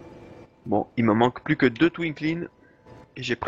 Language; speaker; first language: French; native; French